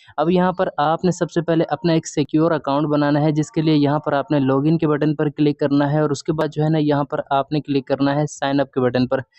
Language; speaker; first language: Urdu; non-native, local second language; Punjabi